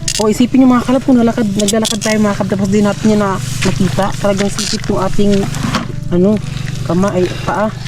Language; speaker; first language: Filipino; non-native, local second language; Cebuano